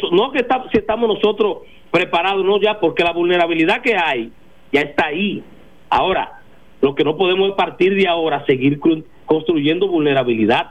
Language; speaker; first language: Spanish; native; Spanish